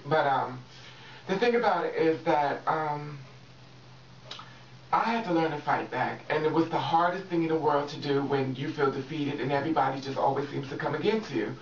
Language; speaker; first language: English; native; English